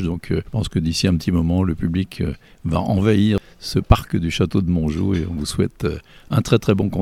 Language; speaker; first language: French; native; French